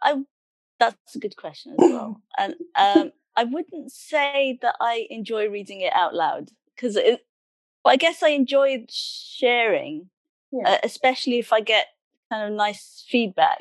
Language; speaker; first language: English; native; English